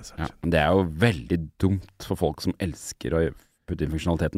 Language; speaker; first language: Norwegian; native; Norwegian